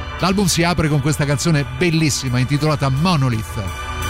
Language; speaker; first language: Italian; native; Italian